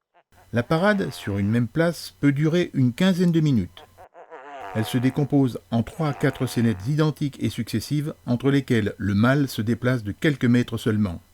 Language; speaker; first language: French; native; French